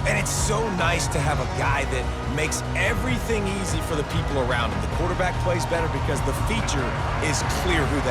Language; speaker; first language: English; native; English